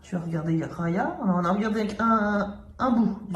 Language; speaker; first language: French; native; French